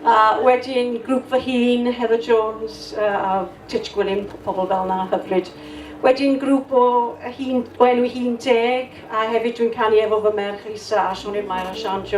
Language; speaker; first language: Welsh; non-native, local second language; English